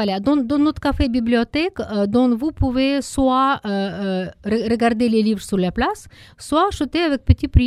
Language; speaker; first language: French; non-native, learner; Russian